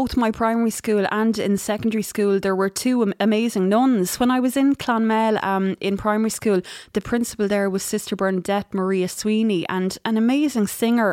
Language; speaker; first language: English; native; English